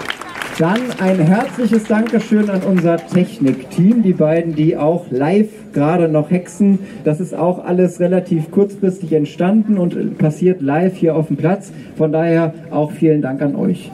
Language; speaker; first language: German; native; German